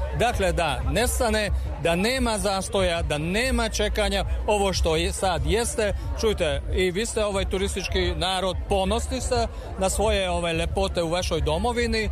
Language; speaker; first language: Serbian; non-native, fluent; Hungarian